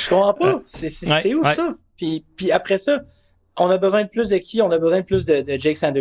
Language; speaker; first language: French; native; French